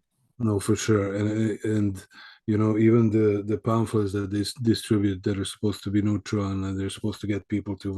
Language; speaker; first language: English; early bilingual, other home language; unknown